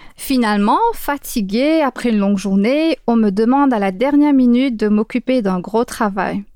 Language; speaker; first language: French; native; French